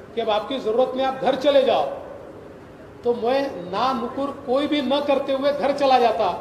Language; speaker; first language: Hindi; non-native, local second language; Marathi